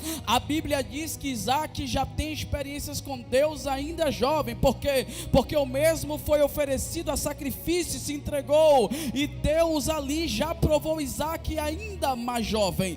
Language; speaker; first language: Portuguese; native; Portuguese